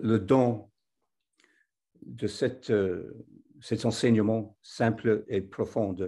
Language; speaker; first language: French; non-native, fluent; English